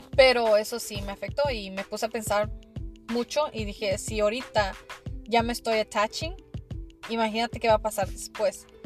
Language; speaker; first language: Spanish; early bilingual, heritage; Spanish